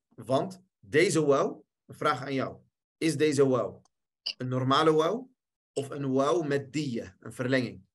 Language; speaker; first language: Dutch; early bilingual, other home language; Arabic